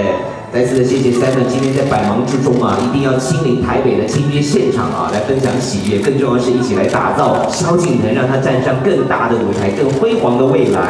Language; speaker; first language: Chinese; native; Chinese